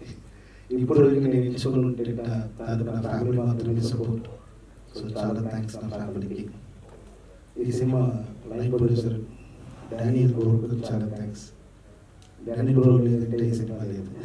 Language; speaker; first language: Telugu; non-native, learner; Tamil